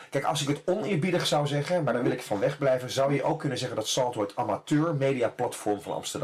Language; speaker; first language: Dutch; native; Dutch